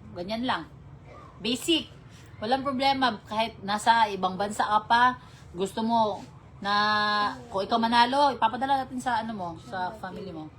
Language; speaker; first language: Filipino; non-native, local second language; Cebuano